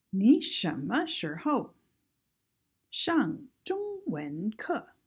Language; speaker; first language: Chinese; non-native, fluent; English